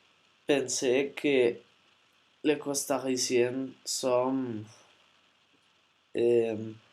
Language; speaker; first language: French; non-native, learner; Spanish